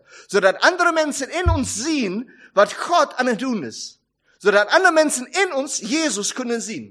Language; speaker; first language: German; non-native, learner; Dutch